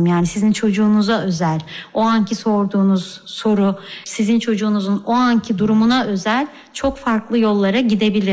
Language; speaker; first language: Turkish; native; Turkish